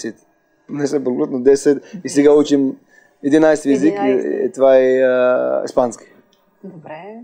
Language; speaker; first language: Bulgarian; non-native, learner; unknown